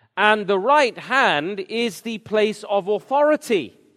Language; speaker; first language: English; native; English